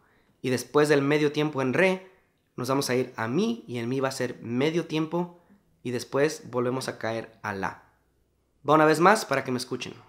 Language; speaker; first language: Spanish; native; Spanish